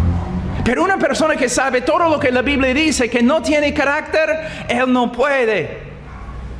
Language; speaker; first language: Spanish; non-native, fluent; English